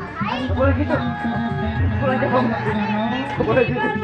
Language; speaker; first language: Indonesian; non-native, local second language; Sundanese